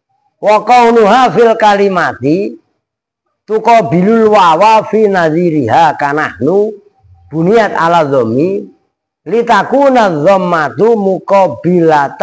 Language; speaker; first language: Arabic; non-native, fluent; Indonesian